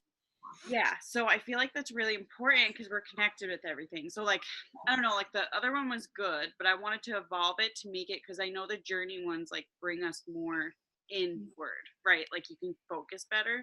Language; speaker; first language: English; native; English